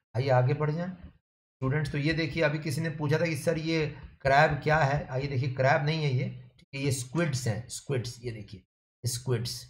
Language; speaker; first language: Hindi; native; Hindi